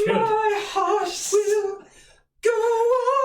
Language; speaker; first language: English; native; English